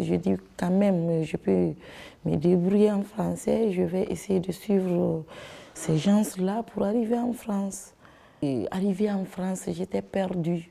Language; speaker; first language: French; non-native, local second language; Fula